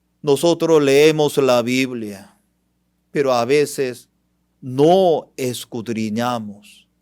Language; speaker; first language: Spanish; non-native, fluent; Korean